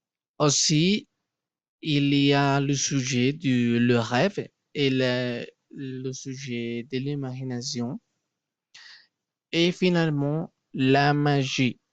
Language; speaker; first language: French; non-native, learner; Spanish